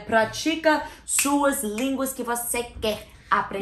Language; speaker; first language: Portuguese; non-native, learner; English